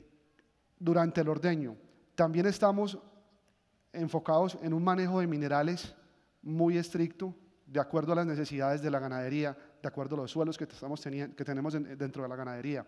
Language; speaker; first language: Spanish; native; Spanish